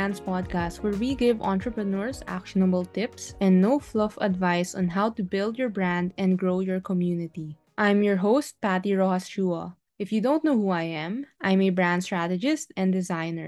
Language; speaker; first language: English; non-native, local second language; Filipino